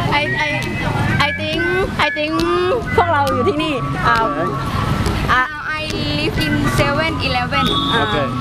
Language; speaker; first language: English; non-native, learner; Thai